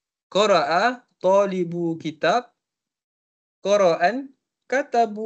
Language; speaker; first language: Arabic; non-native, learner; Malay